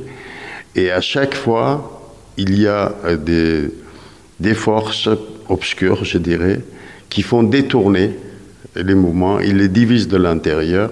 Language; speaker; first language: French; non-native, fluent; Persian